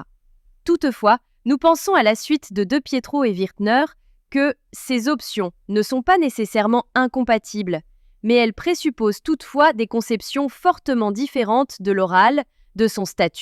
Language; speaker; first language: French; non-native, local second language; Arabic